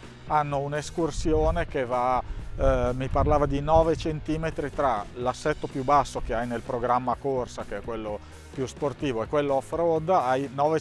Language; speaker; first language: Italian; native; Italian